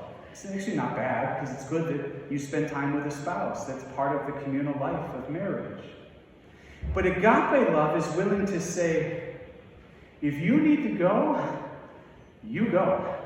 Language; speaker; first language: English; native; English